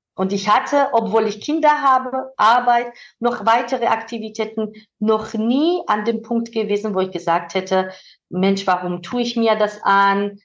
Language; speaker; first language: German; non-native, fluent; Georgian